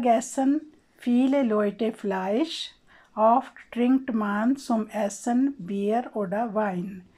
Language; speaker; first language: German; non-native, learner; Urdu